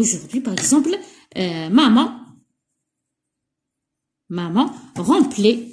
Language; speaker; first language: French; non-native, local second language; Arabic